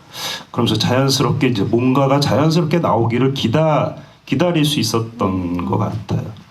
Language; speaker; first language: Korean; native; Korean